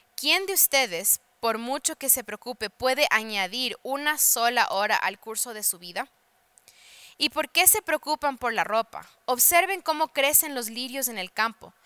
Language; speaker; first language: Spanish; early bilingual, heritage; Spanish